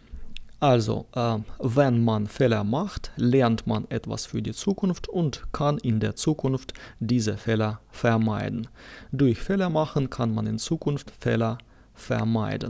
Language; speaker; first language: German; non-native, fluent; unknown